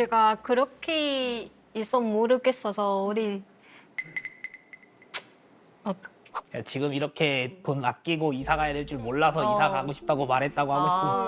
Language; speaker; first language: Korean; non-native, learner; Vietnamese